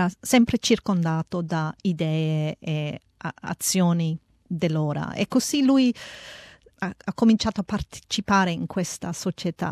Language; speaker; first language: Italian; early bilingual, heritage; Italian